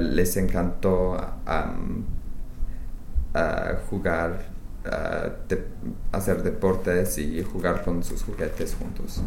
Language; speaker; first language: Spanish; non-native, learner; English